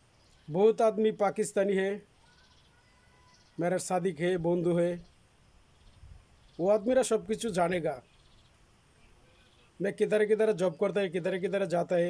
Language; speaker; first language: Hindi; non-native, learner; Bangla